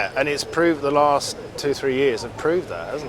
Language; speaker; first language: English; native; English